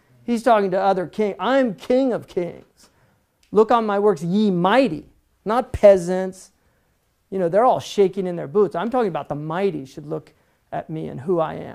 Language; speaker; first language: English; native; English